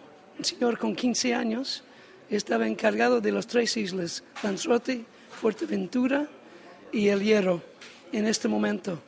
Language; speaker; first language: Spanish; non-native, learner; English